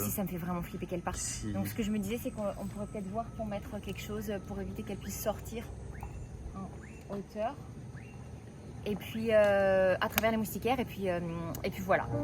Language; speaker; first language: French; native; French